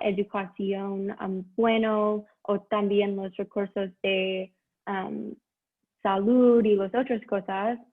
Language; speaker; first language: Spanish; non-native, learner; English